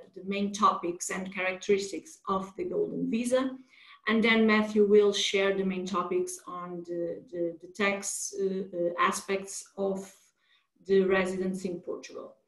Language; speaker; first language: English; non-native, fluent; Portuguese